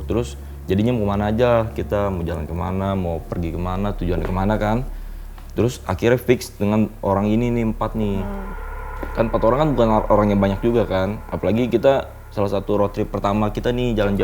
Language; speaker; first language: Indonesian; native; Indonesian